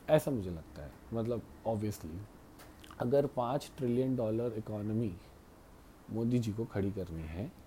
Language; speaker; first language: Hindi; native; Hindi